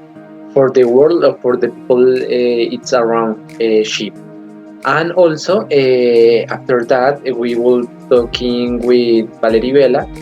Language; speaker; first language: English; non-native, learner; Spanish